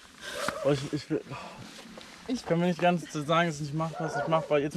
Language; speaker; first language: German; native; German